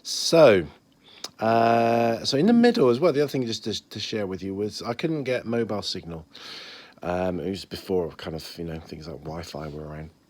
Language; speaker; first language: English; native; English